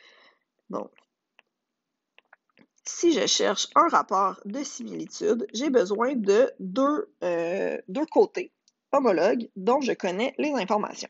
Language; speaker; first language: French; native; French